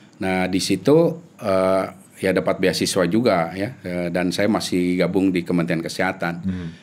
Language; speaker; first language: Indonesian; non-native, local second language; Sundanese